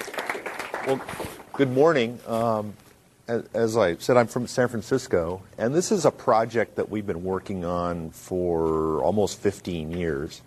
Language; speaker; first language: English; native; English